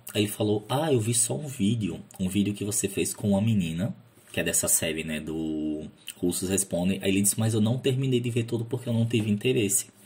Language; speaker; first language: Portuguese; native; Portuguese